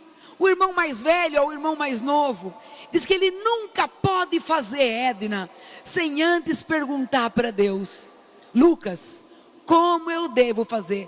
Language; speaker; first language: Portuguese; native; Portuguese